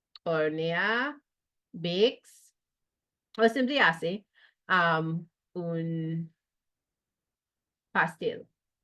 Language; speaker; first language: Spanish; non-native, fluent; English